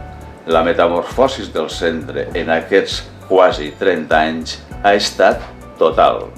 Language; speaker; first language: Catalan; native; Catalan